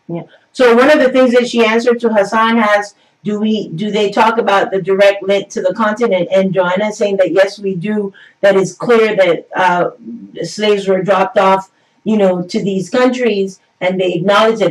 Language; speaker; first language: English; native; English